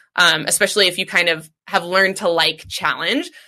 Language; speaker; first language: English; native; English